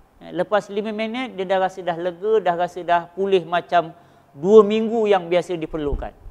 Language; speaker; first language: Malay; native; Malay